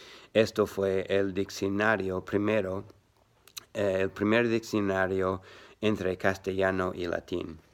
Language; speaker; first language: Spanish; non-native, learner; English